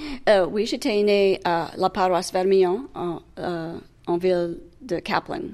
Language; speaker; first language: French; native; French